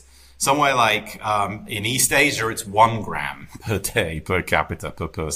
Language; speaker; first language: English; native; English